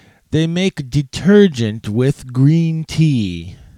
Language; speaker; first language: English; native; English